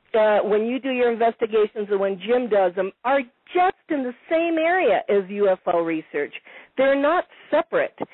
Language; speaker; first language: English; non-native, fluent; Italian